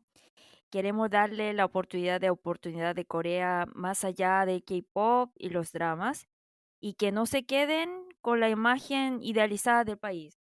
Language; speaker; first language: Spanish; non-native, fluent; Korean